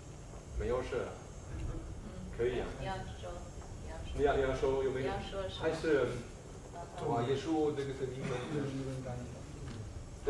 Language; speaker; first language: Chinese; non-native, learner; French